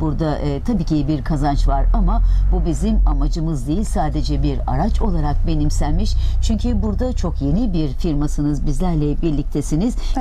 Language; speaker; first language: Turkish; native; Turkish